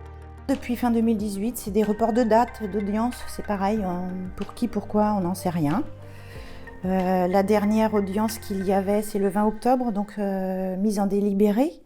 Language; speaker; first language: French; native; French